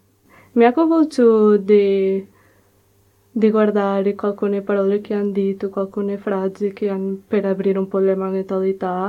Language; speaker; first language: Italian; non-native, learner; Portuguese